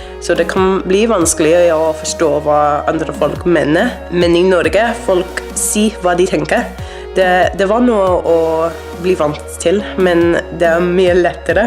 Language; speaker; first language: Norwegian; non-native, learner; English